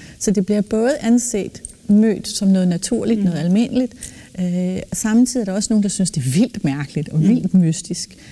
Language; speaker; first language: Danish; native; Danish